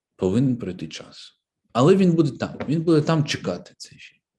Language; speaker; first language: Ukrainian; native; Ukrainian